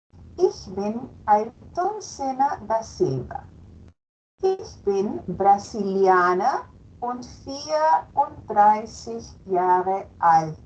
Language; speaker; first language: German; non-native, fluent; Spanish